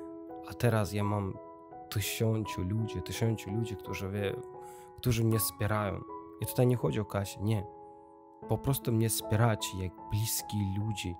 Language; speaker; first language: Polish; non-native, learner; Russian